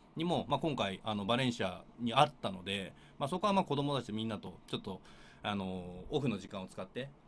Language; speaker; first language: Japanese; native; Japanese